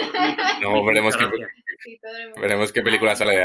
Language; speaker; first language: Spanish; native; Spanish